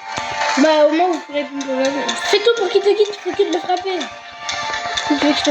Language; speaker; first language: French; native; French